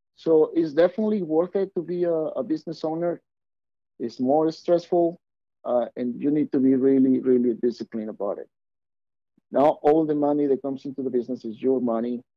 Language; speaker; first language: English; non-native, fluent; Spanish